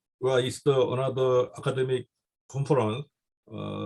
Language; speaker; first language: English; non-native, fluent; Korean